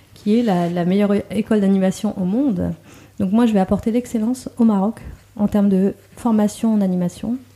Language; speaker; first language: French; native; French